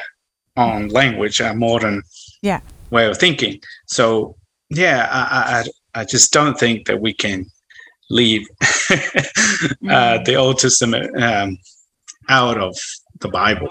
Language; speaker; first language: English; non-native, fluent; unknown